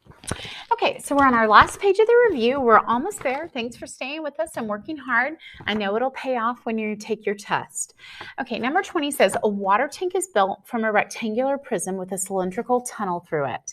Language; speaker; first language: English; native; English